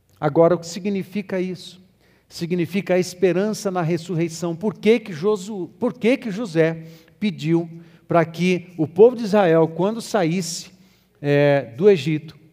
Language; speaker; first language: Portuguese; native; Portuguese